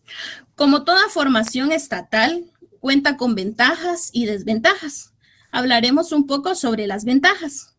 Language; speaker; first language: Spanish; native; Spanish